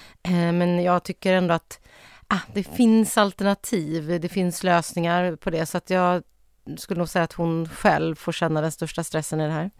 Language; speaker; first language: Swedish; native; Swedish